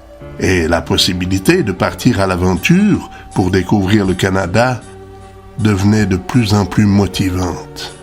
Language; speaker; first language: French; native; French